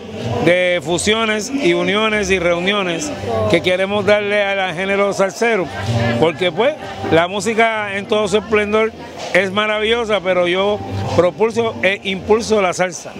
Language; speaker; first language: Spanish; native; Spanish